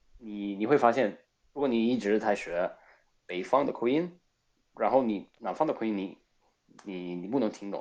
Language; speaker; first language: Chinese; non-native, fluent; Spanish